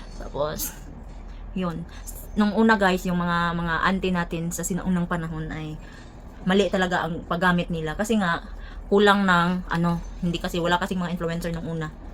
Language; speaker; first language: Filipino; non-native, local second language; Cebuano